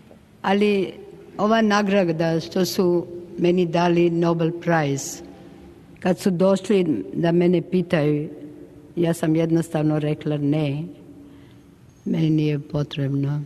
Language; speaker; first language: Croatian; non-native, local second language; Albanian